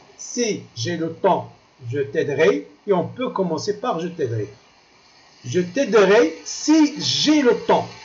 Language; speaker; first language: French; non-native, local second language; Arabic